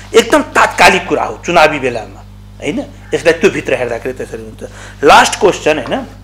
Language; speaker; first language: Nepali; non-native, local second language; Maithili